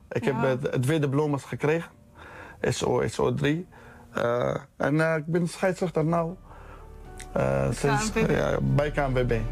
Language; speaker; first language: Dutch; non-native, learner; Arabic